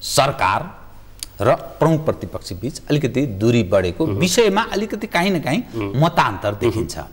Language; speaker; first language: Nepali; native; Nepali